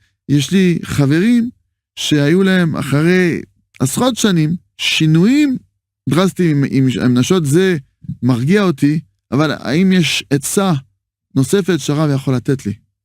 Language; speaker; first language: Hebrew; non-native, fluent; French